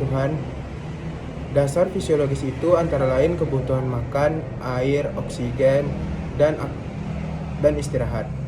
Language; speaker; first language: Indonesian; native; Indonesian